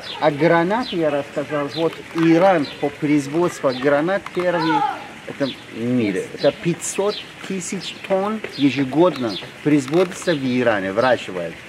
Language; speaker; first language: Russian; non-native, learner; Persian